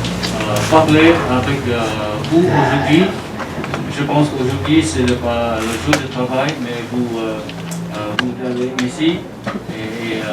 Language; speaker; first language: French; non-native, learner; Vietnamese